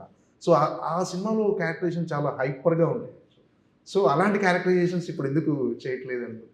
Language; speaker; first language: Telugu; native; Telugu